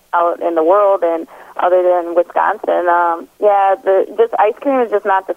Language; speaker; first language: English; native; English